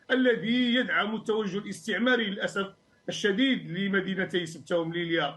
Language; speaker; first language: Arabic; native; Arabic